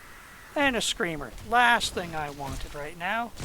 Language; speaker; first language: English; native; English